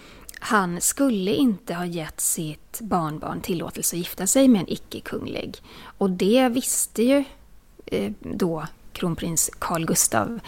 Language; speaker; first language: Swedish; native; Swedish